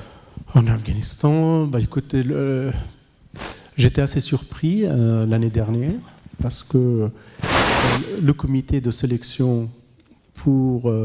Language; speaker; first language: French; non-native, fluent; Persian